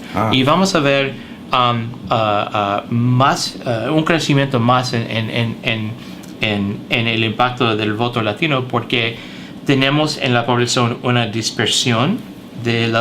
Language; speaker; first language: Spanish; early bilingual, heritage; English